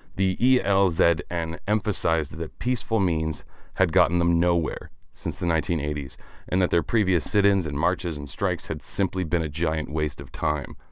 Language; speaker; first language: English; native; English